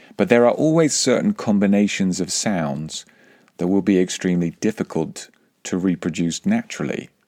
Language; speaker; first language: English; native; English